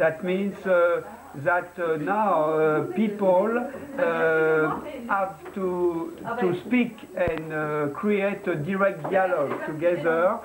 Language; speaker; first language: English; non-native, learner; French